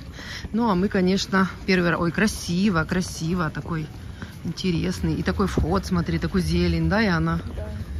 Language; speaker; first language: Russian; native; Russian